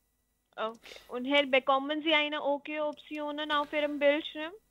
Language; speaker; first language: German; non-native, learner; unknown